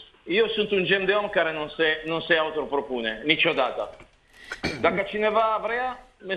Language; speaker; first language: Romanian; non-native, learner; Italian